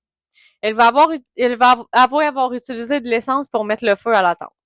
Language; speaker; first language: French; native; French